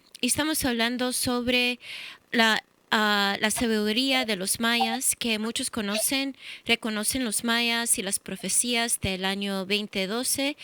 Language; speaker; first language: Spanish; early bilingual, heritage; English